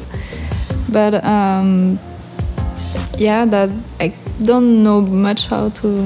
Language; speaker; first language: English; non-native, learner; French